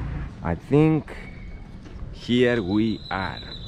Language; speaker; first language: English; non-native, fluent; Greek